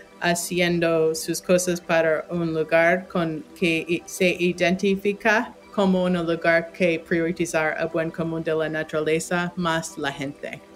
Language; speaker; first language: Spanish; non-native, fluent; English